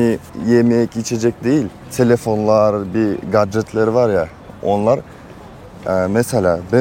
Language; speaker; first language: Turkish; non-native, learner; Kazakh